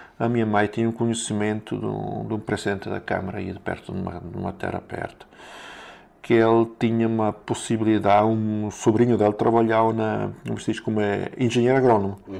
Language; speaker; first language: Portuguese; non-native, learner; Italian